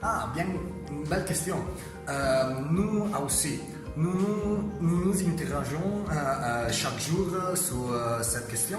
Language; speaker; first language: French; non-native, learner; Italian